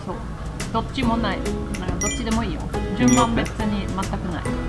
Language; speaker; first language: Japanese; non-native, fluent; German